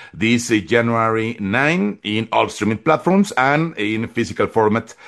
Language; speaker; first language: English; non-native, fluent; Spanish